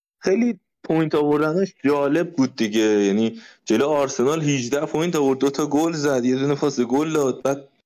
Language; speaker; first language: Persian; native; Persian